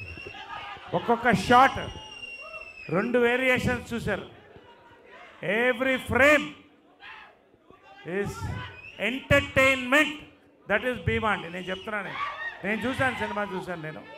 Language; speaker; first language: Telugu; native; Telugu